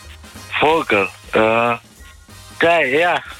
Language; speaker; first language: Dutch; non-native, learner; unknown